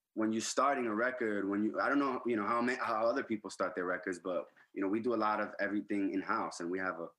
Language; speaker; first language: English; early bilingual, other home language; Spanish